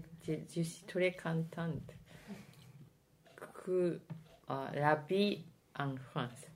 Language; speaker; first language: French; non-native, learner; Japanese